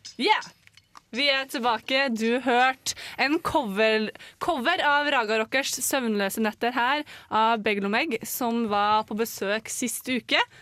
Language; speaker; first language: Norwegian; native; Norwegian